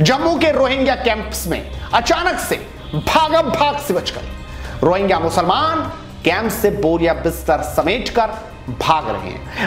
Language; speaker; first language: Hindi; native; Hindi